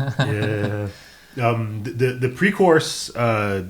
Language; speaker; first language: English; native; English